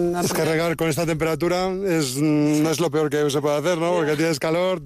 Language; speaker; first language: Spanish; native; Spanish